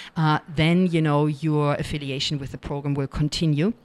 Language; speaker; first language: English; non-native, fluent; German